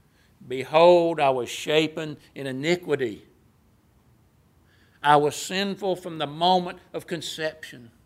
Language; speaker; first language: English; native; English